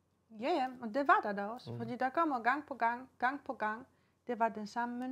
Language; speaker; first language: Danish; non-native, fluent; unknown